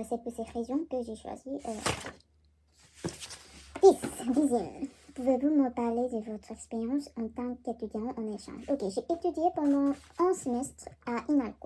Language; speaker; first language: French; non-native, learner; Korean